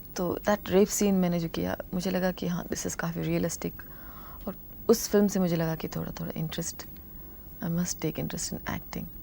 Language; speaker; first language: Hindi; non-native, local second language; Tamil